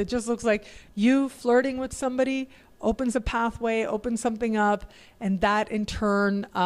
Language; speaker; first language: English; native; English